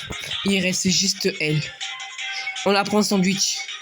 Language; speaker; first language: French; native; French